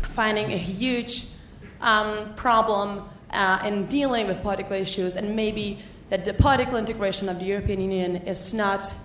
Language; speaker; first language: English; non-native, fluent; Czech